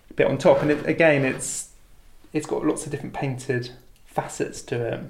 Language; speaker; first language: English; native; English